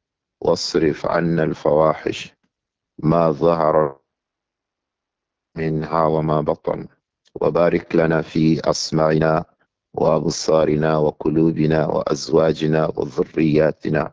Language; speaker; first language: Arabic; non-native, fluent; Yoruba